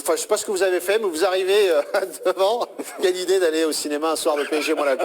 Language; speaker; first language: French; native; French